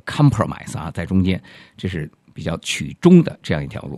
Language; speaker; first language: Chinese; native; Chinese